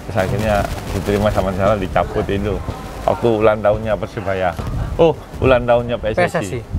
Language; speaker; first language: Indonesian; native; Indonesian